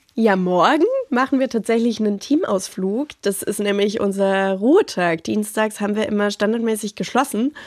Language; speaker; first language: German; native; German